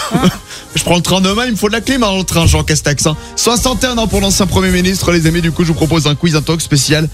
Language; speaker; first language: French; native; French